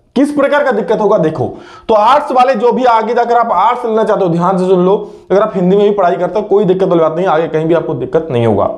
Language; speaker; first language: Hindi; native; Hindi